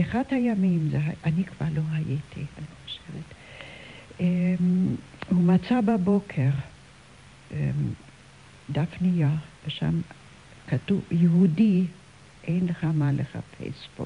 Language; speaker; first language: Hebrew; non-native, fluent; German